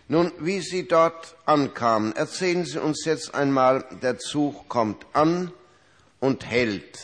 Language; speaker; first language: German; native; German